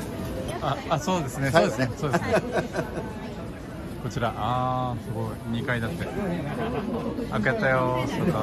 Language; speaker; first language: Japanese; non-native, learner; Filipino